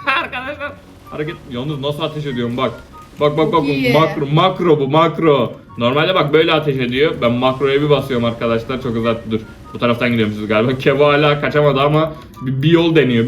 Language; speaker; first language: Turkish; native; Turkish